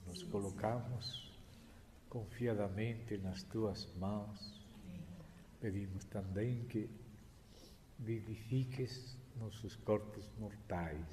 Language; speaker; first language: Portuguese; non-native, fluent; Spanish